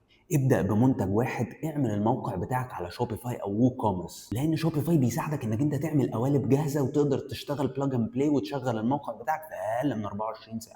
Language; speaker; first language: Arabic; native; Arabic